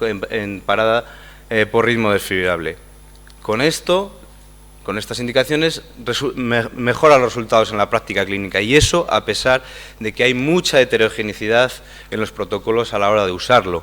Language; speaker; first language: Spanish; native; Spanish